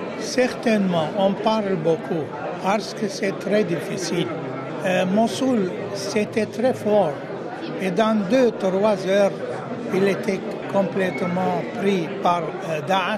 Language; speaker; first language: French; non-native, fluent; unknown